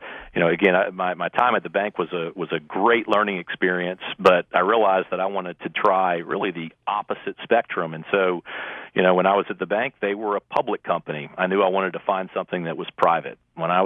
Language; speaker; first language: English; native; English